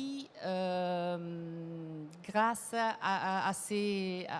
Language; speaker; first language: French; non-native, fluent; Italian